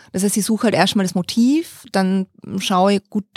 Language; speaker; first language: German; native; German